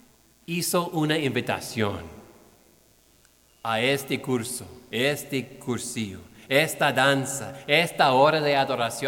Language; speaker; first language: Spanish; non-native, fluent; English